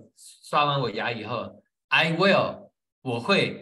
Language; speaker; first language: Chinese; native; Chinese